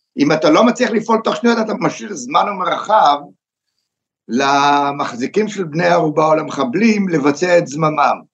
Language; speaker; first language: Hebrew; native; Hebrew